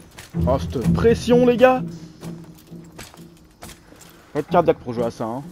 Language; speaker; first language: French; native; French